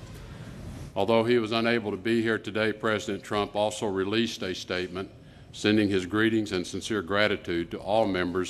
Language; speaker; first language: English; native; English